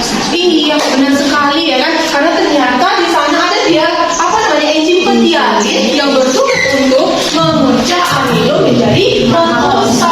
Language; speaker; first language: Indonesian; native; Indonesian